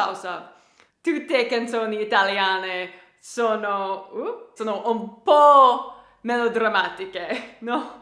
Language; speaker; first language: Italian; non-native, learner; English